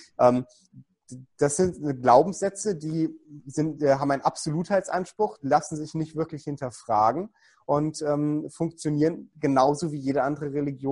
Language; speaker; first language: German; native; German